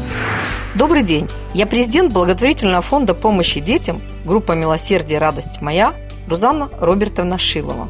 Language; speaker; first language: Russian; native; Russian